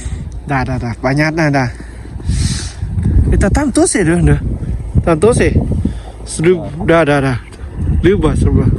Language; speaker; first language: Russian; non-native, learner; Lao